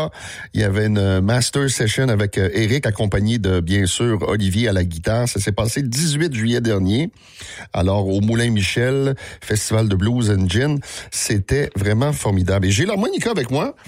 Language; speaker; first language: French; native; French